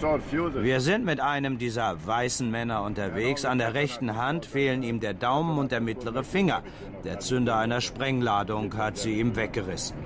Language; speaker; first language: German; native; German